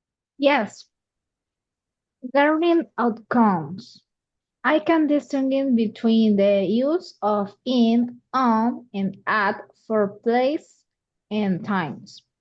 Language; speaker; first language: English; non-native, learner; Spanish